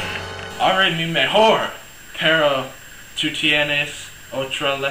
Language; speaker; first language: Spanish; non-native, learner; English